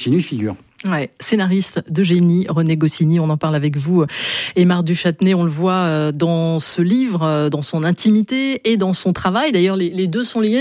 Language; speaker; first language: French; native; French